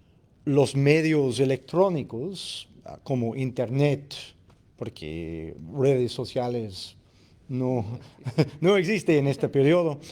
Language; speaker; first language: Spanish; non-native, fluent; English